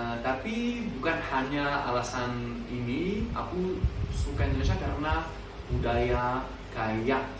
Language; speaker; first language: Indonesian; non-native, learner; French